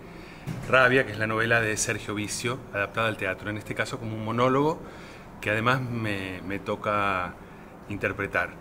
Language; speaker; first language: Spanish; native; Spanish